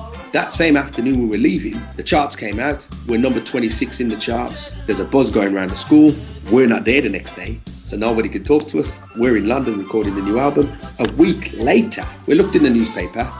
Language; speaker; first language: English; native; English